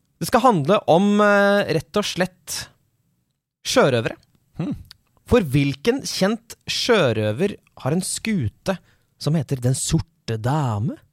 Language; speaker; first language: Norwegian; native; Norwegian